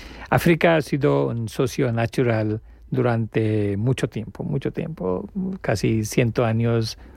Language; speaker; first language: Spanish; non-native, learner; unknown